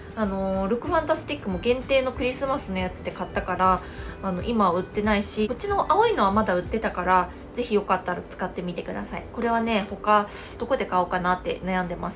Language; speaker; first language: Japanese; non-native, fluent; Korean